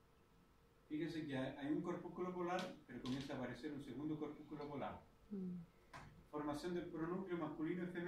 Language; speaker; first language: Spanish; native; Spanish